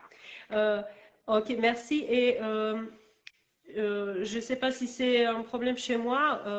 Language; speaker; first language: French; non-native, learner; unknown